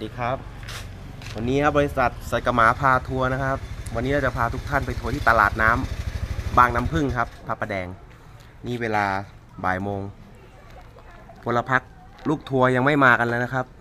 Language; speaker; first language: Thai; native; Thai